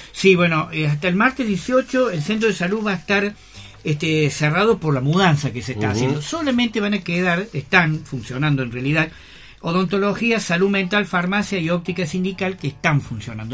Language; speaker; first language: Spanish; native; Spanish